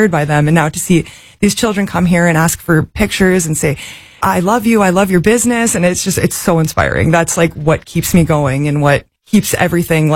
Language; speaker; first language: English; native; English